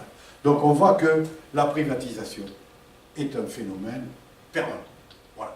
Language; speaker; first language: French; native; French